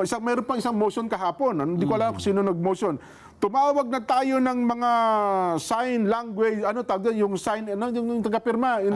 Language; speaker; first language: Filipino; native; Filipino